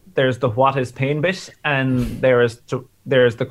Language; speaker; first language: English; native; English